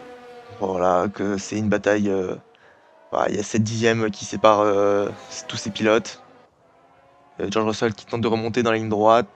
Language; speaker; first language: French; native; French